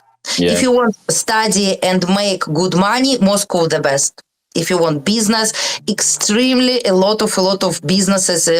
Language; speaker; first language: English; non-native, learner; Russian